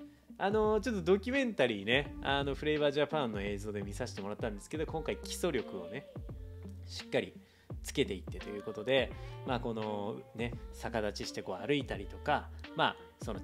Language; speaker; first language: Japanese; native; Japanese